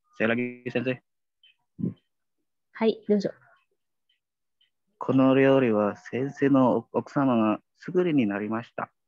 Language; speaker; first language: Japanese; non-native, learner; Indonesian